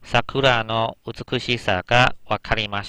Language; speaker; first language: Japanese; non-native, fluent; Chinese